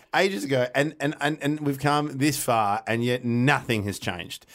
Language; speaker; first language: English; native; English